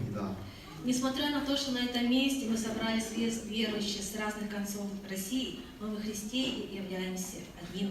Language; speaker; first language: Russian; native; Russian